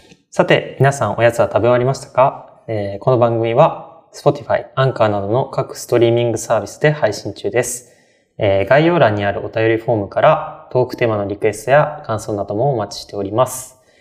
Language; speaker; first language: Japanese; native; Japanese